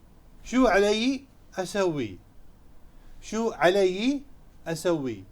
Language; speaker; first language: Arabic; non-native, fluent; Urdu